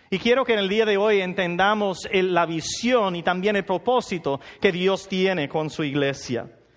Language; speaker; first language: Spanish; non-native, fluent; English